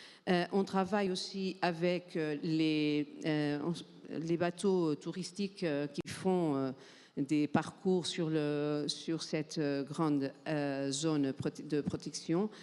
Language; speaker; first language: French; non-native, fluent; Portuguese